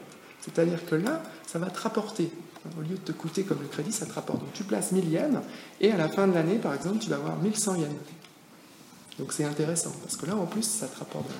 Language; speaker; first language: French; native; French